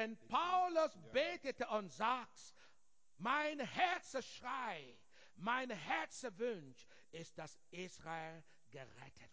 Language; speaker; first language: German; non-native, learner; English